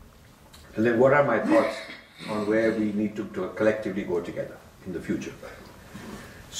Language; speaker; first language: English; non-native, local second language; Hindi